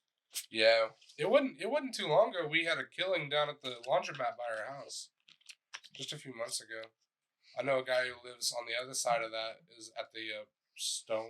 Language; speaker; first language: English; native; English